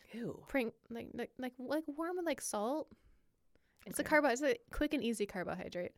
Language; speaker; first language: English; native; English